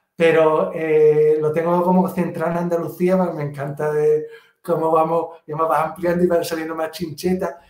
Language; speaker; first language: Spanish; native; Spanish